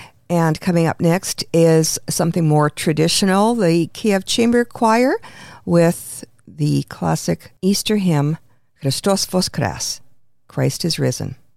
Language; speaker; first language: English; early bilingual, other home language; Ukrainian